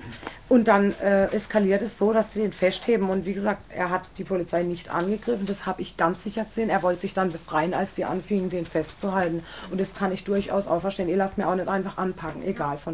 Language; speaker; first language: German; native; German